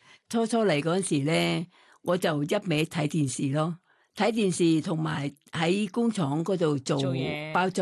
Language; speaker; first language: Cantonese; non-native, fluent; Thai